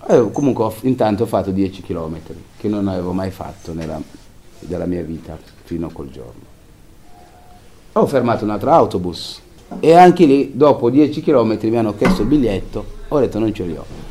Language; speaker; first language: Italian; non-native, fluent; Wolof